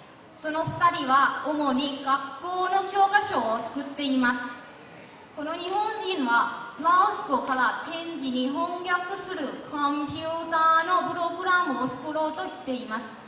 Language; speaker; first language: Japanese; non-native, learner; Lao